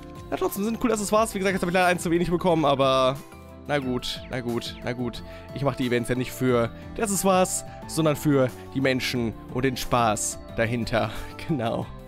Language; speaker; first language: German; native; German